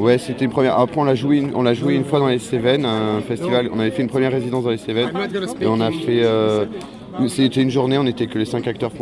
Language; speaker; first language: French; native; French